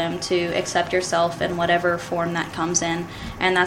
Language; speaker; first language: English; native; English